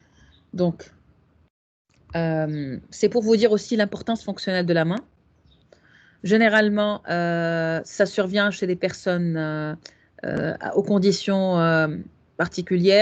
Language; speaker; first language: French; non-native, local second language; Arabic